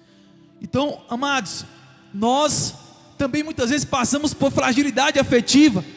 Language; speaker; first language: Portuguese; native; Portuguese